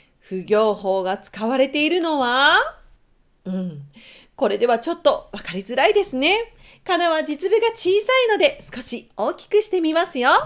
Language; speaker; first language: Japanese; native; Japanese